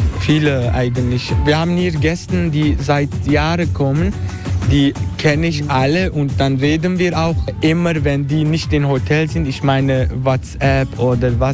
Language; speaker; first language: German; non-native, learner; Turkish